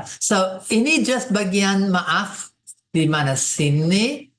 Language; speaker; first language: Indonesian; non-native, fluent; English